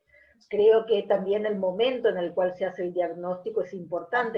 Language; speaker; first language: Spanish; native; Spanish